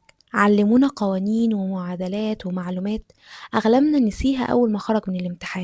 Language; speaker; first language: Arabic; native; Arabic